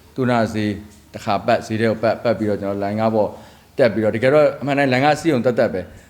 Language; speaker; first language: Burmese; native; Burmese